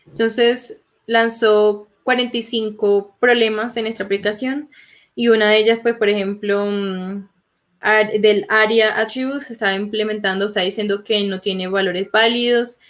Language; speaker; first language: Spanish; native; Spanish